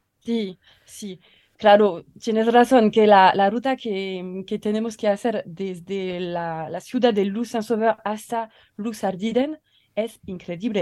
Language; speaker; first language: Spanish; non-native, learner; French